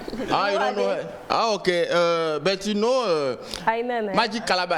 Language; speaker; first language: English; non-native, learner; French